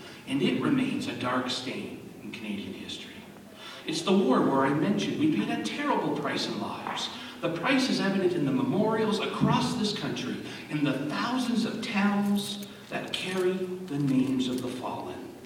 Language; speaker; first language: English; native; English